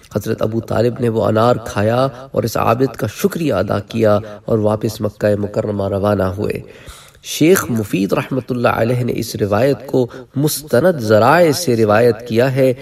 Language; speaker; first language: Urdu; native; Urdu